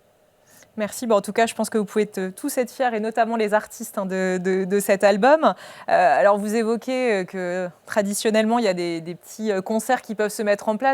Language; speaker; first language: French; native; French